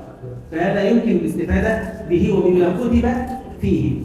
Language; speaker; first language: Arabic; native; Arabic